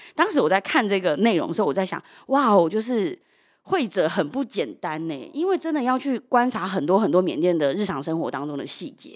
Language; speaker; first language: Chinese; native; Chinese